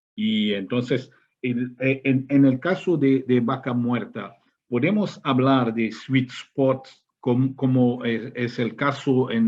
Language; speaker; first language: Spanish; non-native, fluent; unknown